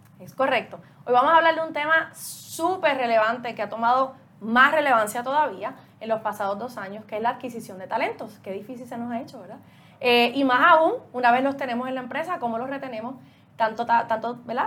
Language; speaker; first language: Spanish; native; Spanish